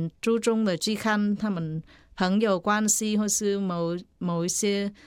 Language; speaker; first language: Chinese; non-native, fluent; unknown